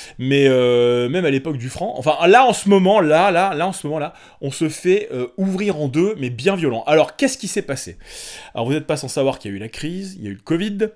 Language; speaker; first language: French; native; French